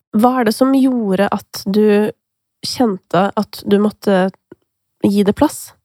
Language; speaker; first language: Norwegian; native; Norwegian